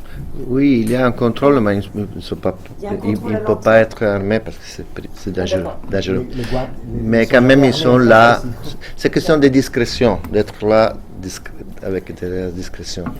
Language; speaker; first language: French; non-native, fluent; Italian